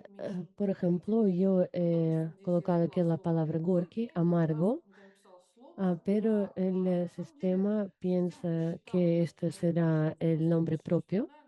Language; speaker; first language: Spanish; non-native, fluent; Russian